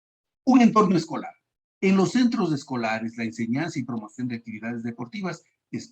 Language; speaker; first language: Spanish; native; Spanish